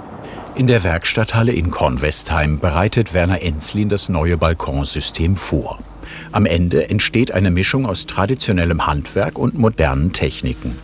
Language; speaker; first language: German; native; German